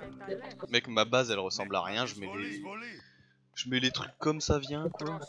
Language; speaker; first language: French; native; French